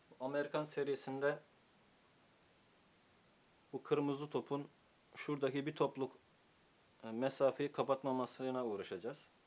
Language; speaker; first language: Turkish; native; Turkish